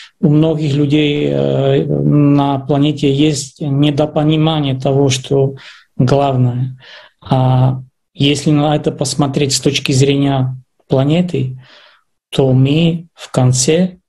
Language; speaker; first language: Russian; non-native, fluent; Czech